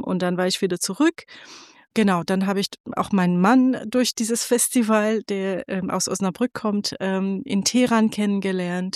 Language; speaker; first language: German; non-native, fluent; Persian